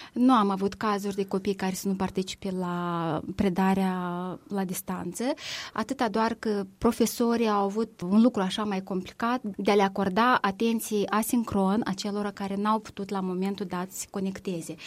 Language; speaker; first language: Romanian; native; Romanian